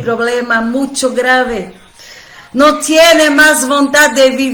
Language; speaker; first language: Spanish; non-native, fluent; Portuguese